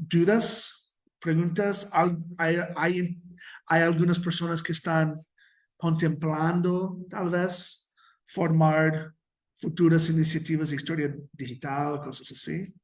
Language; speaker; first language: Spanish; non-native, fluent; English